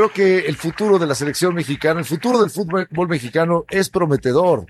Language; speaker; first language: Spanish; native; Spanish